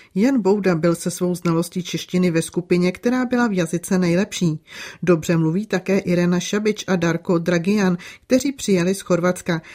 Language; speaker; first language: Czech; native; Czech